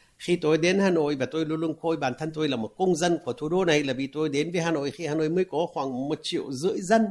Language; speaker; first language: Vietnamese; non-native, fluent; Arabic